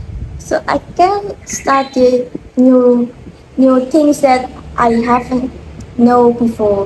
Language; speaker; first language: English; non-native, learner; Indonesian